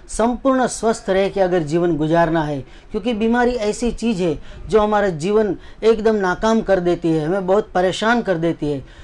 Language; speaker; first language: Hindi; non-native, local second language; Gujarati